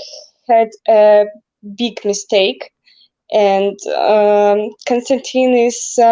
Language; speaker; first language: English; non-native, learner; Russian